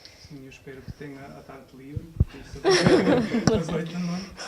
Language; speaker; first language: Portuguese; non-native, fluent; German